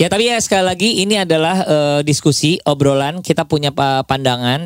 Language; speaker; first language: Indonesian; native; Indonesian